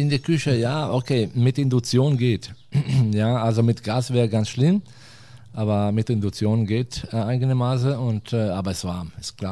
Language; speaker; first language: German; non-native, fluent; Italian